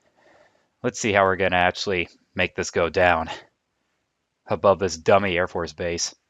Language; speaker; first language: English; native; English